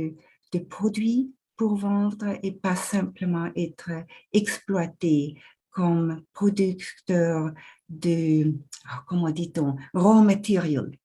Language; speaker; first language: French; non-native, local second language; German